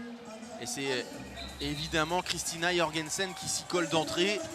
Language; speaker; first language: French; native; French